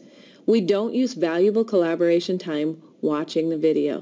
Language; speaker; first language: English; native; English